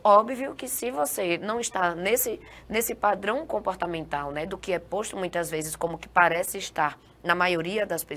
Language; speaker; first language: Portuguese; native; Portuguese